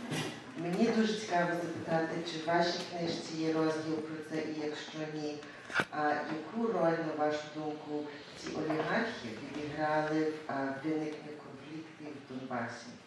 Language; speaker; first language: Ukrainian; early bilingual, heritage; Ukrainian